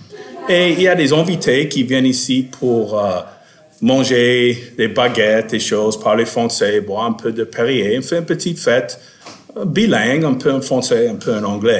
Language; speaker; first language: French; non-native, fluent; English